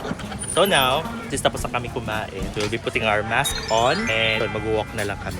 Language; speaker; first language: Filipino; non-native, local second language; Bikol